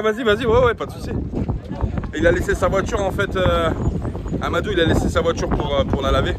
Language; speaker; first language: French; native; French